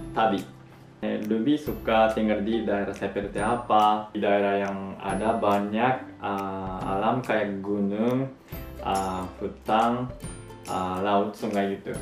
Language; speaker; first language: Indonesian; non-native, fluent; Japanese